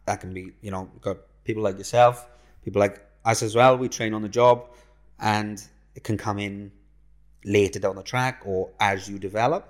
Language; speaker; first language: English; native; English